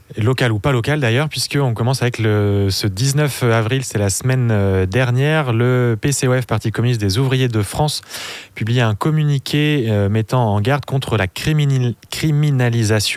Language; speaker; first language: French; native; French